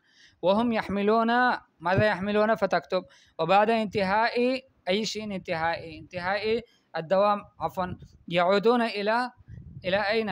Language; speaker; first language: Arabic; non-native, fluent; Urdu